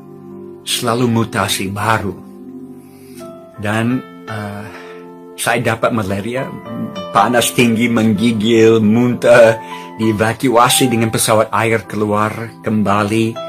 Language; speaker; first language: Indonesian; non-native, fluent; English